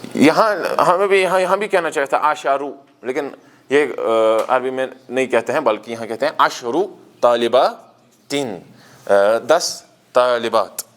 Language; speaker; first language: Urdu; non-native, local second language; Kashmiri